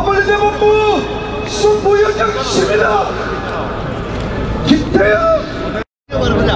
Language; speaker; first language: Korean; native; Korean